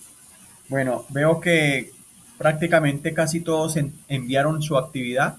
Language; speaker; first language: Spanish; native; Spanish